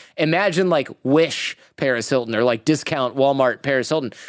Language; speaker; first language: English; native; English